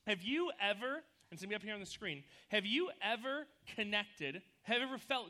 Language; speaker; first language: English; native; English